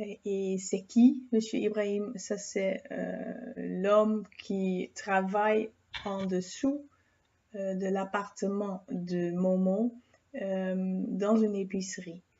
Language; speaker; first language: French; non-native, fluent; Dutch